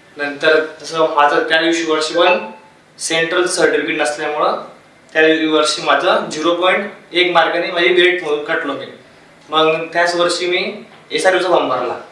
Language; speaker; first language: Marathi; non-native, local second language; Hindi